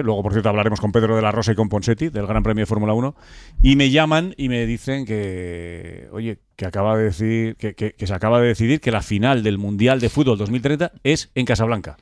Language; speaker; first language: Spanish; native; Spanish